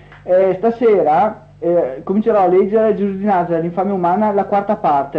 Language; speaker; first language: Italian; native; Italian